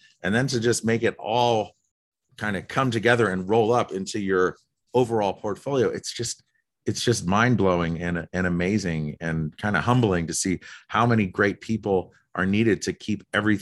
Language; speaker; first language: English; native; English